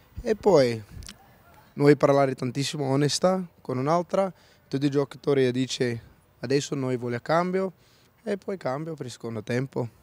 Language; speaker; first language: Italian; non-native, learner; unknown